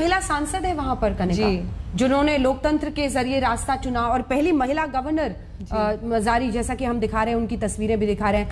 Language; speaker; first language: Hindi; native; Hindi